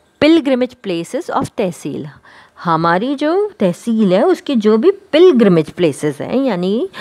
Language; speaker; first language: Hindi; non-native, local second language; Gujarati